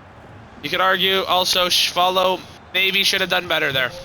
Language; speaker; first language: English; native; English